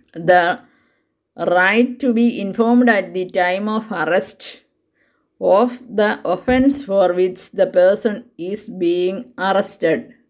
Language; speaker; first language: English; non-native, local second language; Malayalam